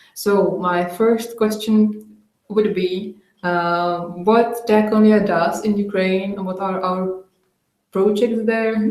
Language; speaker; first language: English; non-native, fluent; Czech